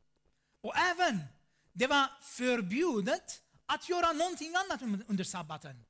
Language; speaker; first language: Swedish; non-native, fluent; Armenian